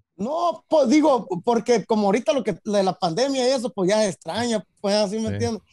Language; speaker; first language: Spanish; early bilingual, heritage; Spanish